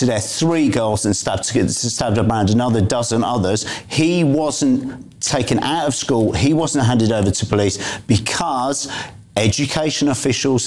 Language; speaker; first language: English; native; English